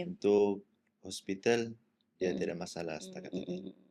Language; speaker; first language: Malay; native; Malay